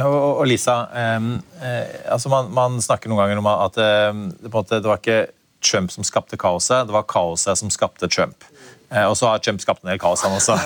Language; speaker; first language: Norwegian; native; Norwegian